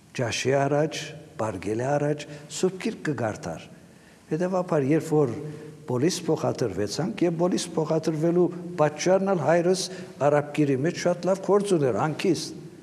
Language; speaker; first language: Armenian; native; Armenian